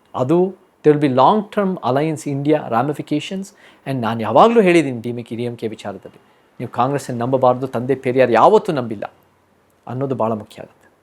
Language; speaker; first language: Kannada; early bilingual, heritage; Kannada